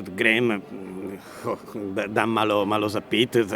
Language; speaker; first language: Slovenian; non-native, learner; Italian